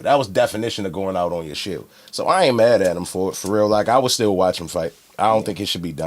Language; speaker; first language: English; native; English